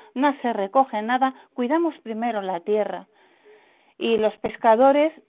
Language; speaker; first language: Spanish; native; Spanish